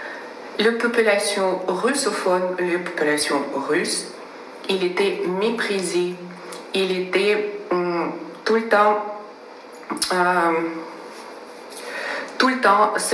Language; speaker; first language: French; non-native, fluent; Russian